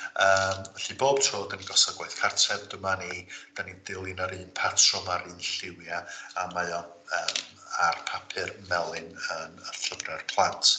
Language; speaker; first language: Welsh; native; Welsh